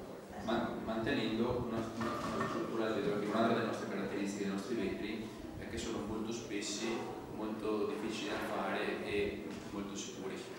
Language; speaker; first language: Italian; native; Italian